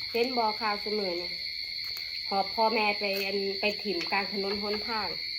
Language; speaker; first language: Thai; native; Thai